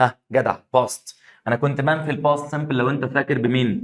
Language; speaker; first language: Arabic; native; Arabic